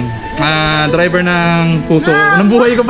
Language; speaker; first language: Filipino; native; Filipino